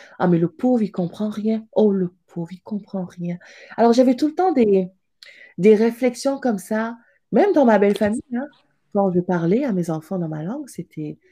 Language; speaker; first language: French; non-native, local second language; Wolof